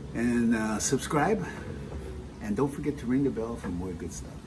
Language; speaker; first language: English; native; English